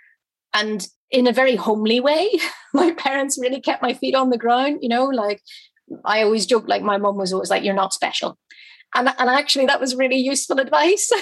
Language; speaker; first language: English; native; English